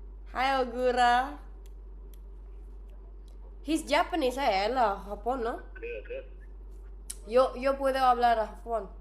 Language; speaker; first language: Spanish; non-native, learner; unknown